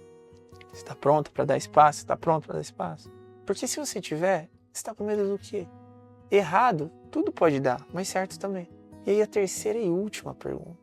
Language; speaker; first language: Portuguese; native; Portuguese